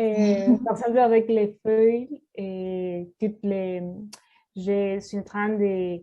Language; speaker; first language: French; non-native, learner; Spanish